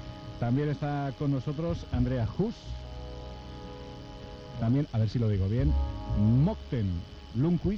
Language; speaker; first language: Spanish; native; Spanish